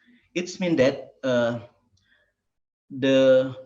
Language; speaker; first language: English; non-native, learner; Indonesian